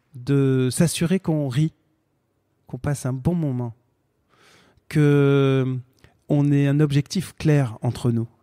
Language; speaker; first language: French; native; French